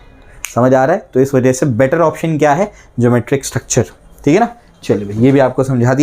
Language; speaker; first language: Hindi; native; Hindi